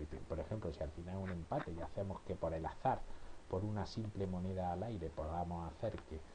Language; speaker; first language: Spanish; native; Spanish